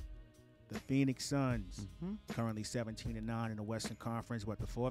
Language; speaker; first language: English; native; English